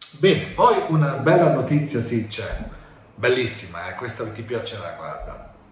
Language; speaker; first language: Italian; native; Italian